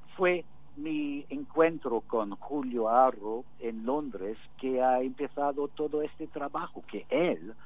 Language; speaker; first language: Spanish; non-native, fluent; English